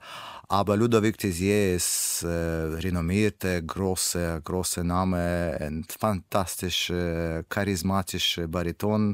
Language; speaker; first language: German; non-native, learner; Russian